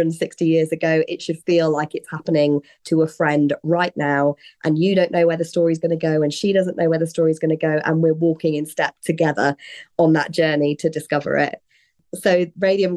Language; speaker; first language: English; native; English